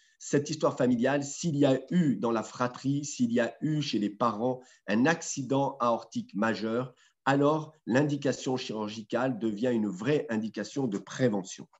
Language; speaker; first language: French; native; French